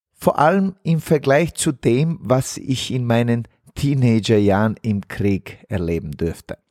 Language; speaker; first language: German; non-native, fluent; Bosnian